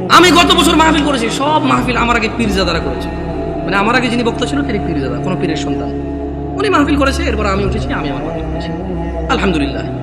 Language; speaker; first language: Bangla; early bilingual, heritage; Bangla